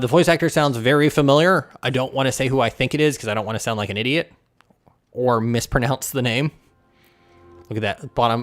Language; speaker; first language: English; native; English